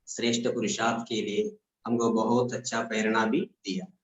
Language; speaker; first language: Hindi; non-native, local second language; Malayalam